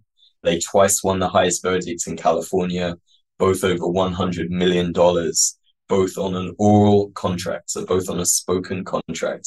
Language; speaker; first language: English; native; English